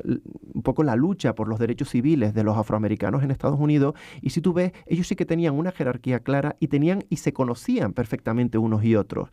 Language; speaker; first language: Spanish; native; Spanish